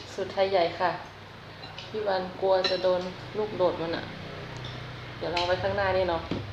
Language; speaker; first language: Thai; native; Thai